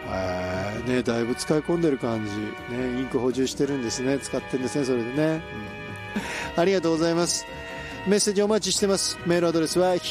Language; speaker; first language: Japanese; native; Japanese